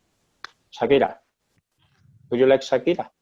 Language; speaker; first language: English; non-native, learner; Spanish